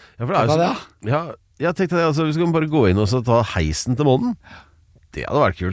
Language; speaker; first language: Norwegian; native; Norwegian